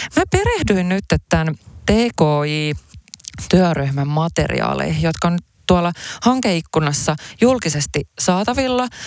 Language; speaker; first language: Finnish; early bilingual, other home language; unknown